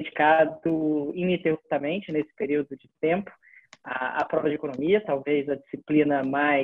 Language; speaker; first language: Portuguese; native; Portuguese